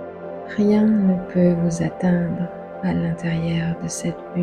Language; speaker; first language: French; native; French